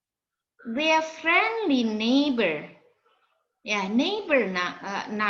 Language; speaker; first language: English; non-native, fluent; Indonesian